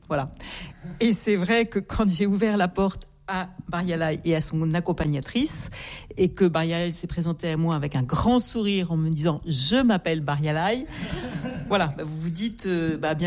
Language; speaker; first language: French; native; French